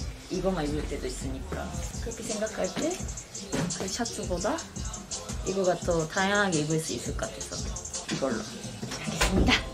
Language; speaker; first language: Korean; non-native, fluent; Japanese